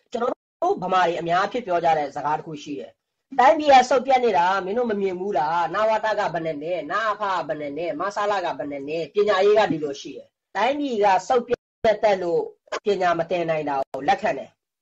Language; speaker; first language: Burmese; non-native, local second language; Rohingya